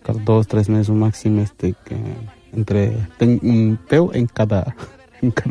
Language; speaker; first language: Catalan; early bilingual, other home language; Wolof